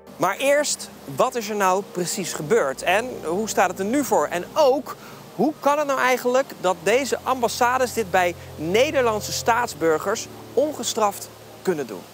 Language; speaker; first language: Dutch; native; Dutch